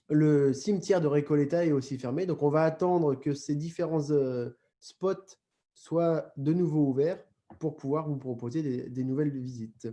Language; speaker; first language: French; native; French